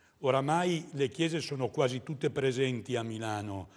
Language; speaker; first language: Italian; native; Italian